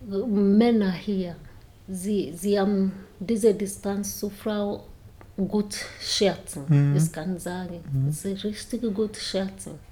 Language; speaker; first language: German; non-native, learner; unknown